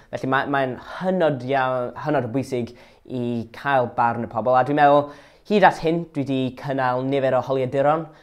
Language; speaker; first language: Welsh; non-native, local second language; English